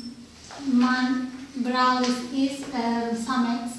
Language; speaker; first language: Latvian; non-native, learner; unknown